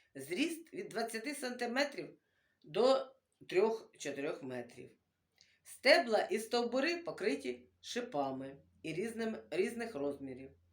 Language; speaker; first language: Ukrainian; non-native, local second language; Russian